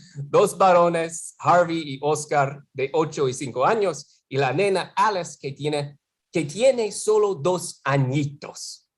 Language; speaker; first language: Spanish; non-native, fluent; English